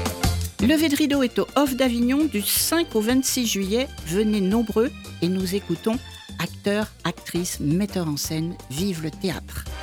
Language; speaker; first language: French; native; French